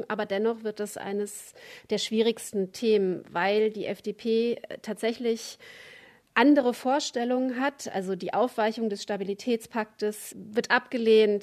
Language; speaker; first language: German; native; German